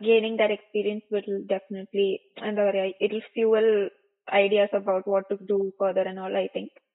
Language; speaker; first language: English; non-native, local second language; Malayalam